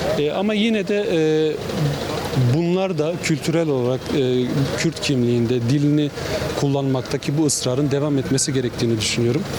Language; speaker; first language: Turkish; non-native, local second language; Kurdish